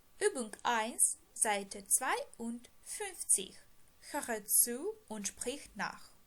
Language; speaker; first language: German; non-native, fluent; Ukrainian